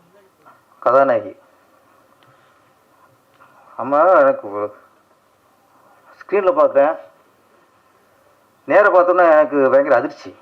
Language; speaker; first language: Tamil; native; Tamil